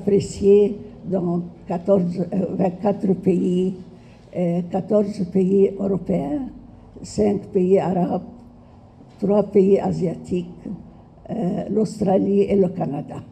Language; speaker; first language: French; non-native, fluent; Arabic